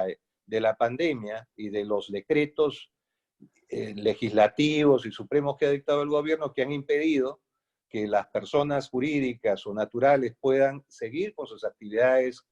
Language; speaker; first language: Spanish; native; Spanish